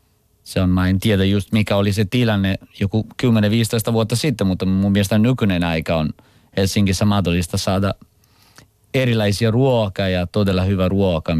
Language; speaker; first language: Finnish; non-native, local second language; Italian